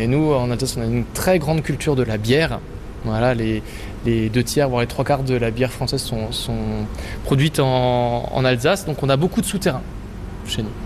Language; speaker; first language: French; native; French